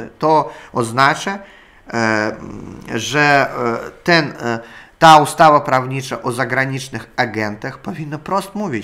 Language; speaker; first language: Polish; non-native, learner; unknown